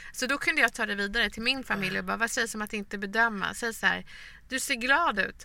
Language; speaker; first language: Swedish; native; Swedish